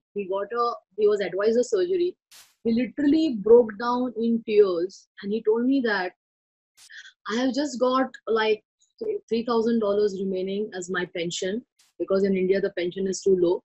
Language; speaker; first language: English; non-native, local second language; Marathi